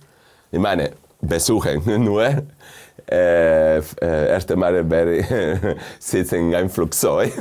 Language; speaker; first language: German; non-native, fluent; Spanish